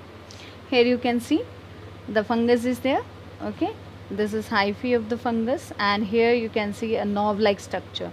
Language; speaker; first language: English; non-native, local second language; Hindi